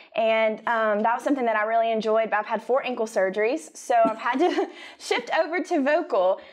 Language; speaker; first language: English; native; English